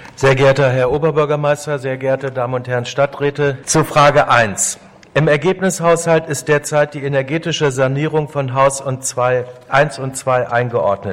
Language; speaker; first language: German; native; German